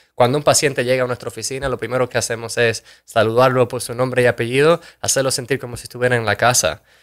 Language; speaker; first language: Spanish; native; Spanish